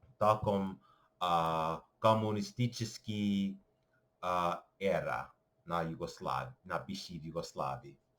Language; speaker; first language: Bosnian; non-native, learner; English